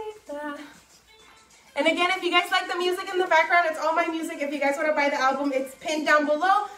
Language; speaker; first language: English; non-native, local second language; Spanish